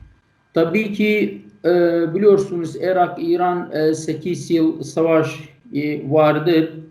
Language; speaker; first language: Turkish; non-native, learner; Kurdish